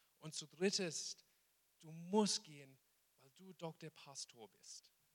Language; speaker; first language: German; non-native, fluent; English